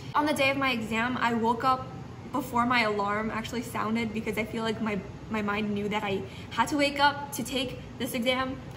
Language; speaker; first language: English; early bilingual, other home language; Chinese